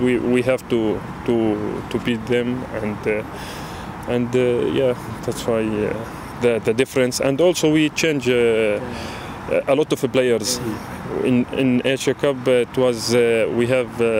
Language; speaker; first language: English; non-native, learner; Arabic